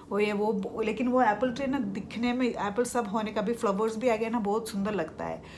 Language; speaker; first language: Hindi; non-native, local second language; Malayalam